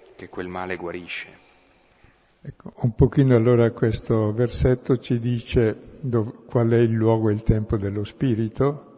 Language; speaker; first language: Italian; non-native, local second language; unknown